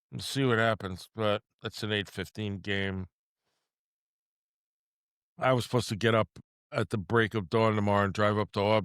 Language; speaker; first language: English; native; English